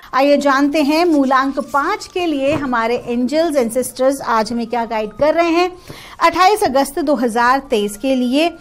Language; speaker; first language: Hindi; native; Hindi